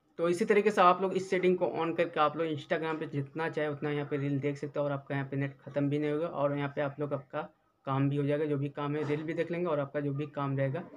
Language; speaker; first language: Hindi; native; Hindi